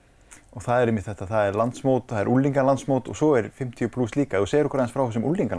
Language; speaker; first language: Icelandic; native; Icelandic